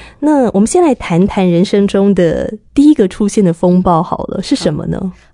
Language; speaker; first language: Chinese; native; Chinese